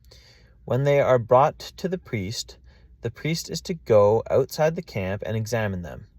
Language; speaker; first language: English; native; English